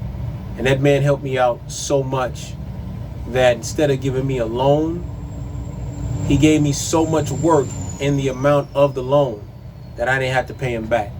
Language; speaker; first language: English; native; English